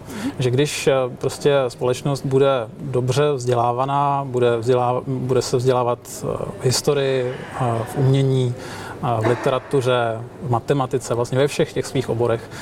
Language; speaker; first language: Czech; native; Czech